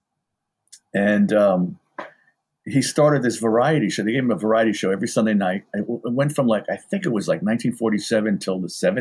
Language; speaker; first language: English; native; English